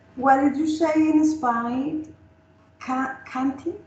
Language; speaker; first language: English; non-native, learner; Spanish